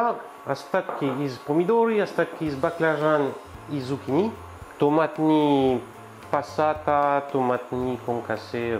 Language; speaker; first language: Russian; non-native, learner; French